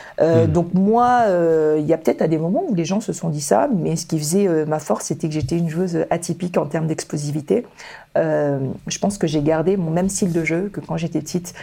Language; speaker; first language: French; early bilingual, other home language; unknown